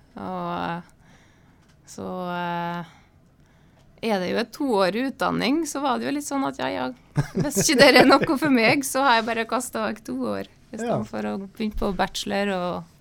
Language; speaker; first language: Norwegian; native; Norwegian